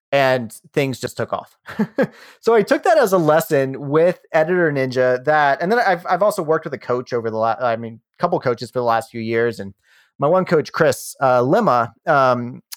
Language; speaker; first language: English; native; English